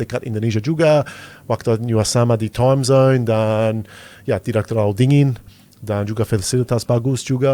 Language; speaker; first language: Indonesian; non-native, fluent; English